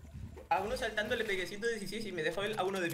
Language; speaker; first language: Spanish; native; Spanish